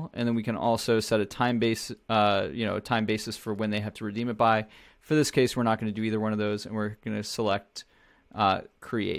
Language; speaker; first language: English; native; English